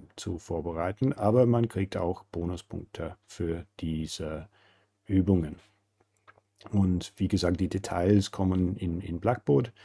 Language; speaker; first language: German; non-native, fluent; English